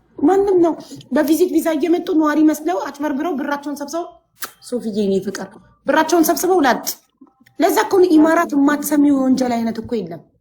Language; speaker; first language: Amharic; native; Amharic